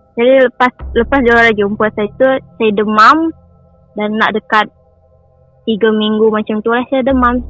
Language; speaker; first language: Malay; non-native, local second language; Iban